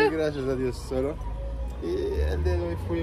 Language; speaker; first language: Spanish; non-native, learner; Turkish